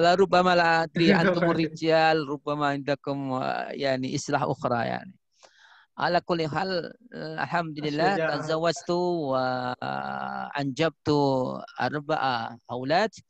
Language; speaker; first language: Arabic; non-native, fluent; Indonesian